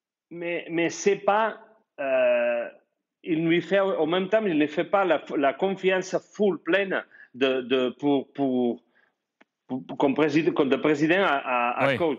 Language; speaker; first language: French; non-native, fluent; Spanish